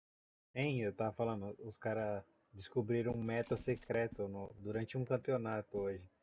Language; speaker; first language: Portuguese; native; Portuguese